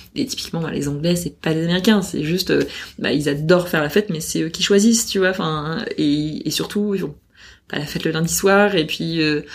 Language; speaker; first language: French; native; French